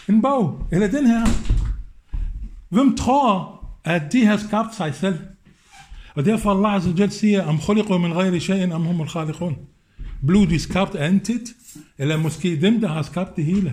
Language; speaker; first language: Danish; non-native, fluent; Arabic